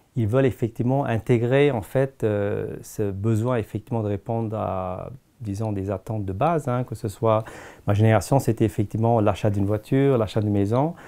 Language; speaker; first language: French; non-native, fluent; Tamil